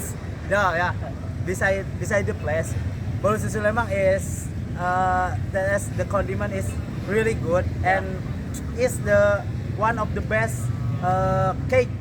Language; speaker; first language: English; non-native, learner; Indonesian